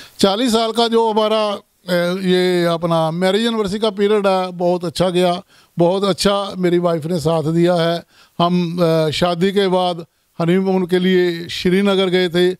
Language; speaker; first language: Hindi; non-native, local second language; Punjabi